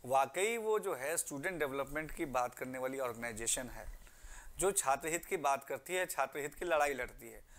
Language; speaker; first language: Hindi; native; Hindi